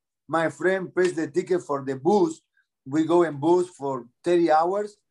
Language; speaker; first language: English; non-native, learner; Spanish